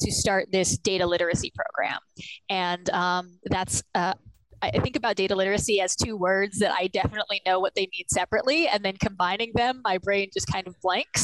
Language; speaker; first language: English; native; English